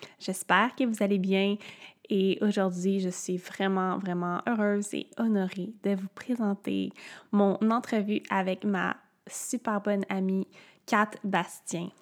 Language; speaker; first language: French; native; French